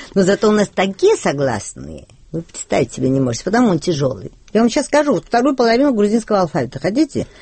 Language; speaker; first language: Russian; non-native, local second language; Georgian